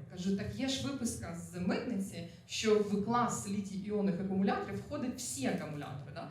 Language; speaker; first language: Ukrainian; non-native, local second language; Russian